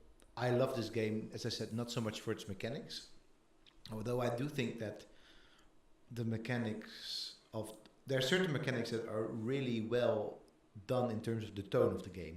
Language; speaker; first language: English; non-native, fluent; Dutch